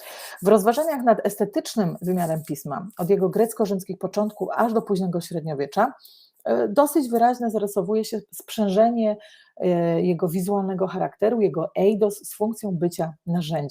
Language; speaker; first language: Polish; native; Polish